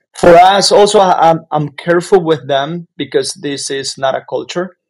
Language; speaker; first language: English; non-native, fluent; Spanish